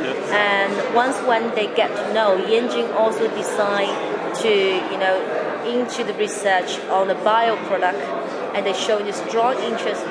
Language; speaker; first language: English; non-native, fluent; Chinese